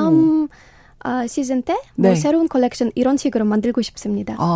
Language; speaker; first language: Korean; non-native, learner; Ukrainian